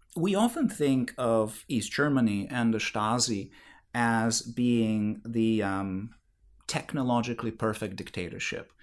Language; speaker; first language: English; non-native, fluent; Bulgarian